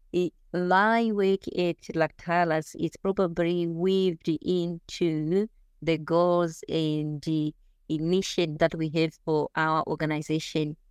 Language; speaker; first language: English; non-native, local second language; Shona